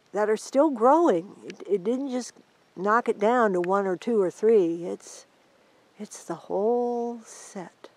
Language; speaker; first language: English; native; English